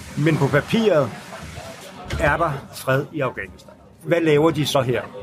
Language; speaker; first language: Danish; native; Danish